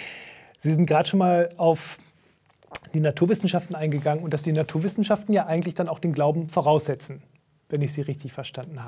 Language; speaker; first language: German; native; German